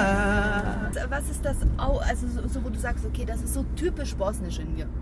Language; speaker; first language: German; early bilingual, other home language; Bosnian